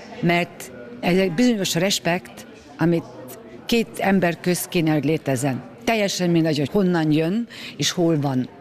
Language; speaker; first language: Hungarian; early bilingual, heritage; German